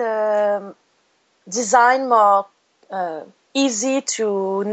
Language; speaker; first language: English; non-native, fluent; French